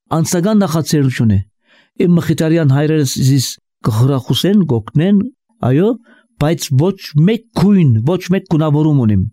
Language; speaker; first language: Armenian; early bilingual, heritage; Armenian